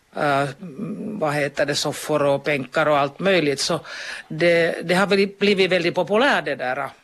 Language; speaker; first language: Swedish; non-native, local second language; Finnish